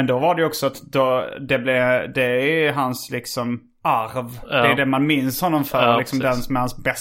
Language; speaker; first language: Swedish; native; Swedish